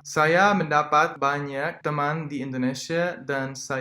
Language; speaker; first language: Indonesian; non-native, fluent; English